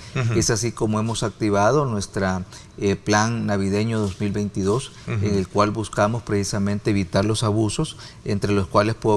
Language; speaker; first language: Spanish; native; Spanish